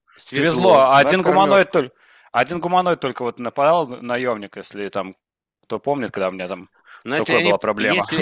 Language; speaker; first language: Russian; non-native, local second language; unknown